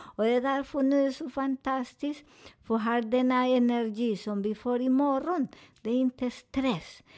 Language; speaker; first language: Swedish; non-native, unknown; Spanish